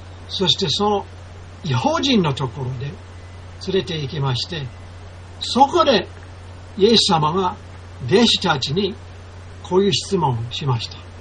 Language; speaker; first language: Japanese; non-native, fluent; English